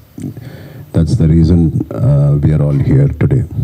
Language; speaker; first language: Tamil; non-native, local second language; Telugu